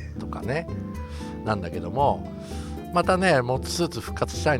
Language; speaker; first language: Japanese; native; Japanese